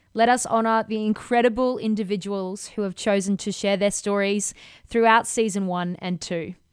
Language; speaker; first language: English; native; English